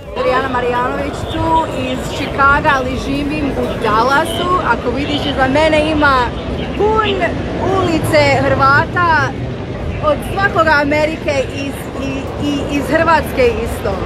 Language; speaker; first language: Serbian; early bilingual, heritage; Croatian